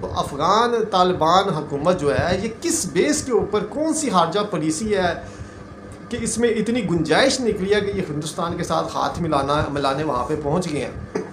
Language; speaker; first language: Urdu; non-native, local second language; Punjabi